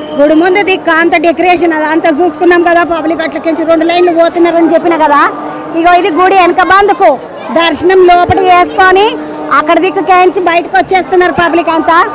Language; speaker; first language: Telugu; native; Telugu